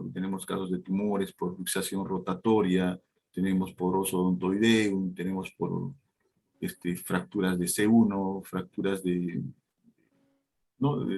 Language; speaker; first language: Spanish; native; Spanish